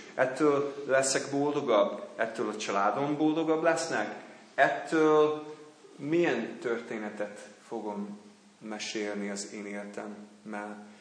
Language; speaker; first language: Hungarian; non-native, fluent; English